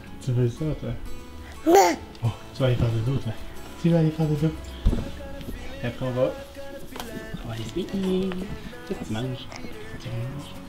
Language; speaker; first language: French; native; French